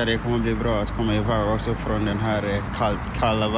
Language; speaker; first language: Swedish; non-native, fluent; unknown